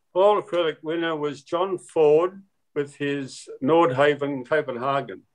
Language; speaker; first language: English; native; English